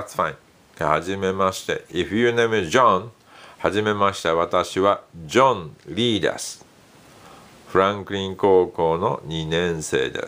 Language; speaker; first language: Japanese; non-native, fluent; English